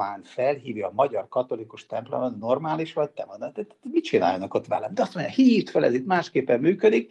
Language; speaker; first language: Hungarian; non-native, local second language; Serbian